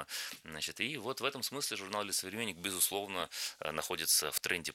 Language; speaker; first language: Russian; native; Russian